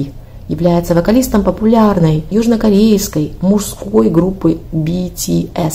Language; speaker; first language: Russian; native; Russian